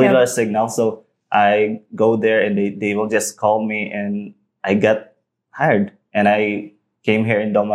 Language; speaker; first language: English; non-native, local second language; Cebuano